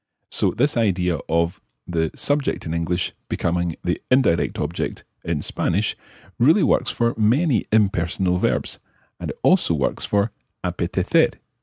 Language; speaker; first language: English; native; English